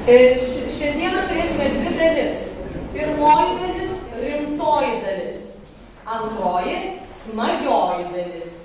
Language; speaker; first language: Lithuanian; native; Lithuanian